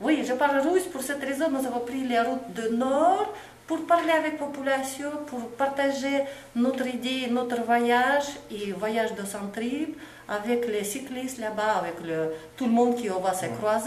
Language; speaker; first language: French; non-native, fluent; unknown